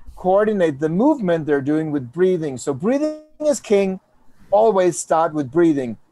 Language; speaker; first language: English; non-native, fluent; Danish